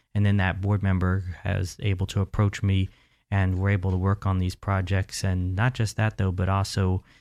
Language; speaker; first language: English; native; English